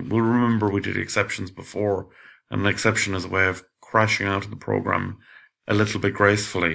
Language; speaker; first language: English; native; English